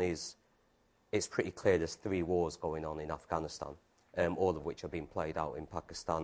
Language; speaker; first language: English; native; English